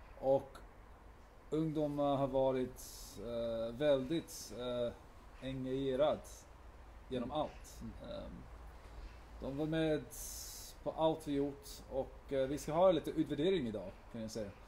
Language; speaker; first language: Swedish; non-native, fluent; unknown